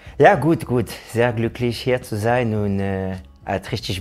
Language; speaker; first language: German; non-native, fluent; French